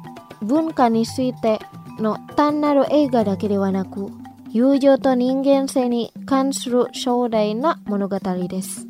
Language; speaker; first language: Japanese; non-native, fluent; Indonesian